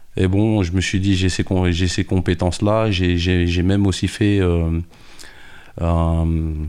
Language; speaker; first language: French; native; French